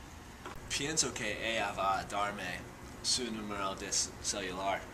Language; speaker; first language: Spanish; non-native, learner; English